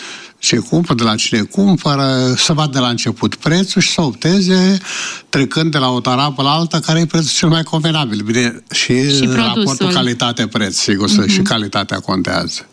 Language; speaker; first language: Romanian; native; Romanian